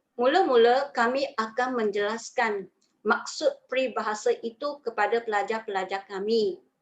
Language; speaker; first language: Malay; non-native, local second language; Chinese